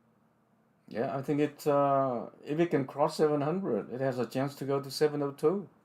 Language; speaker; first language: English; non-native, fluent; Vietnamese